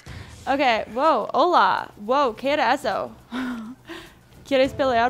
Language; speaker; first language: Spanish; non-native, learner; English